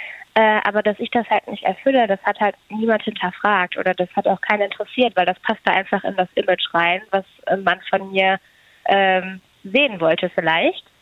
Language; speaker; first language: German; native; German